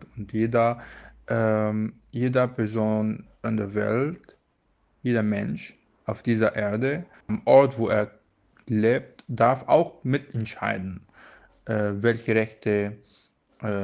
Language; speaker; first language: German; non-native, fluent; Arabic